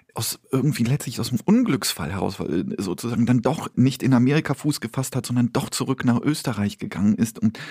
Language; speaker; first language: German; early bilingual, other home language; Polish